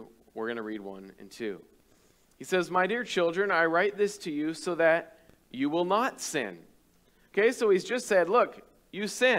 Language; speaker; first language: English; native; English